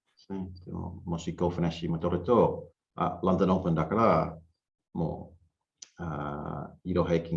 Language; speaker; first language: Japanese; non-native, learner; English